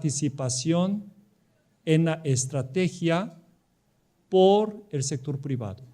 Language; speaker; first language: Spanish; non-native, fluent; Korean